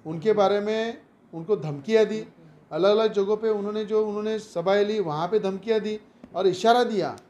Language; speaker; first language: Hindi; non-native, local second language; Marathi